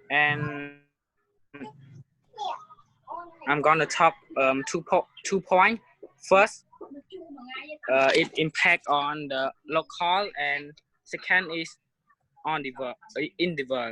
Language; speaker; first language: English; non-native, learner; Khmer